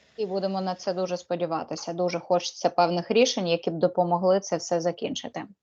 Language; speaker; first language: Ukrainian; native; Ukrainian